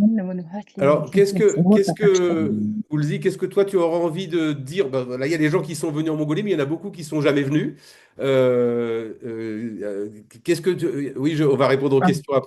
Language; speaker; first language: French; native; French